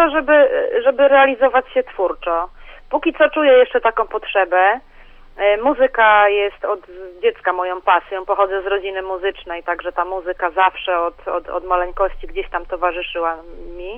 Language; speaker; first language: Polish; native; Polish